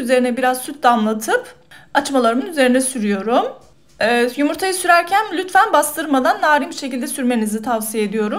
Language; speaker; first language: Turkish; native; Turkish